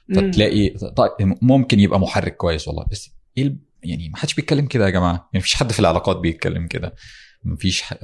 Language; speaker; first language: Arabic; native; Arabic